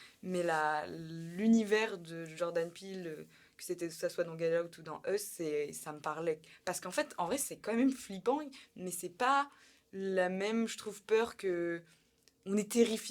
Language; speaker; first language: French; native; French